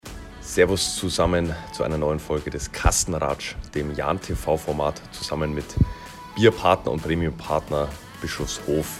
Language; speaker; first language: German; native; German